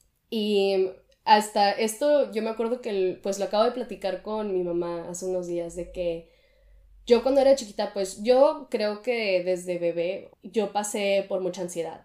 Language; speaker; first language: Spanish; early bilingual, heritage; Spanish